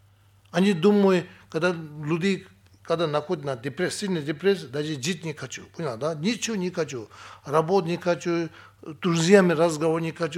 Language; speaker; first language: Russian; non-native, learner; Tibetan